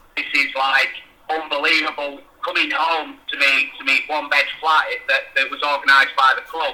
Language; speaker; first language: English; native; English